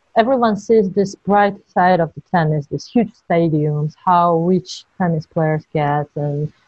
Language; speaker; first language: English; non-native, fluent; Georgian